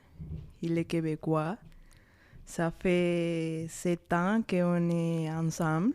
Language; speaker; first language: French; non-native, fluent; Spanish